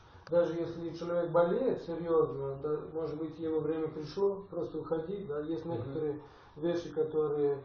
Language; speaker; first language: Russian; non-native, fluent; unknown